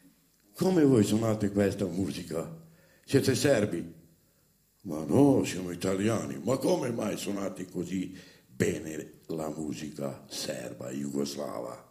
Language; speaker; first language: Italian; non-native, fluent; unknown